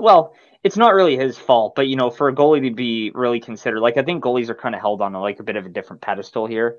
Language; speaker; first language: English; native; English